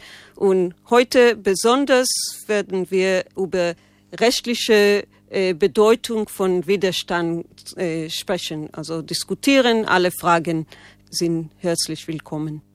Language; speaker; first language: German; non-native, learner; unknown